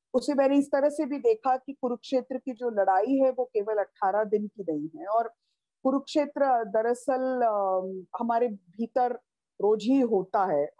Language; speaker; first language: Hindi; native; Hindi